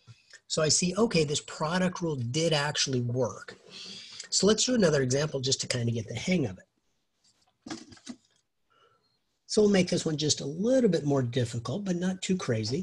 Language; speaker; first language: English; native; English